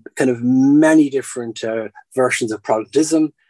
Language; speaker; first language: English; native; English